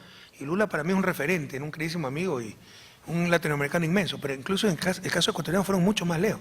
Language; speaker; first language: Spanish; native; Spanish